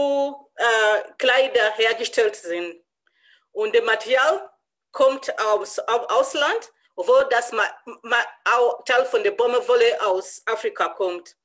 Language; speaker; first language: German; non-native, learner; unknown